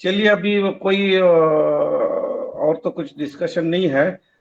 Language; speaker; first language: Hindi; native; Hindi